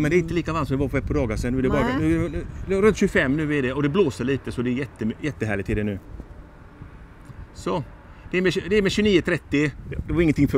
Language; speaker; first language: Swedish; native; Swedish